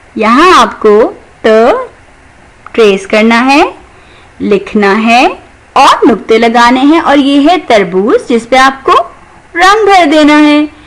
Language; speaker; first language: Urdu; non-native, local second language; Sindhi